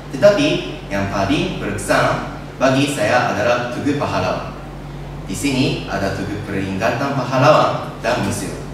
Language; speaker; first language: Indonesian; non-native, learner; Japanese